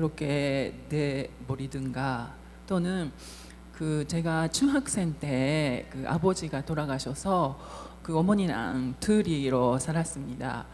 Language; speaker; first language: Korean; non-native, fluent; Japanese